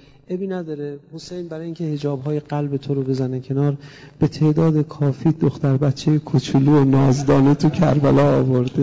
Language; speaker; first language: Persian; native; Persian